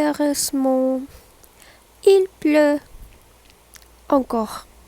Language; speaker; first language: French; non-native, learner; Malay